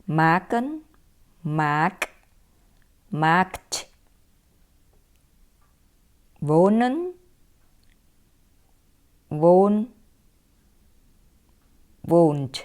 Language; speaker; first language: Dutch; non-native, fluent; Thai